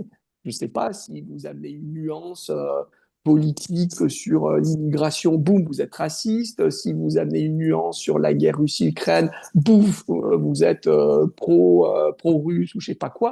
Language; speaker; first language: French; native; French